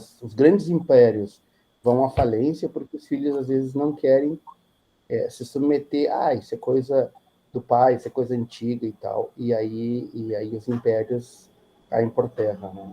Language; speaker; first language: Portuguese; native; Portuguese